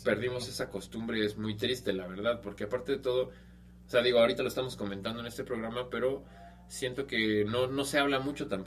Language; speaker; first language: Spanish; native; Spanish